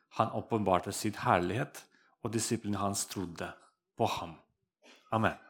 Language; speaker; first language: Norwegian; non-native, fluent; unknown